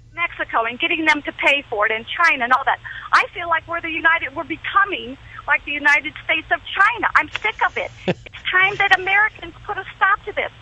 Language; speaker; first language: English; native; English